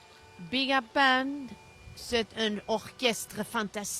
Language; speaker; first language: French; non-native, learner; Swedish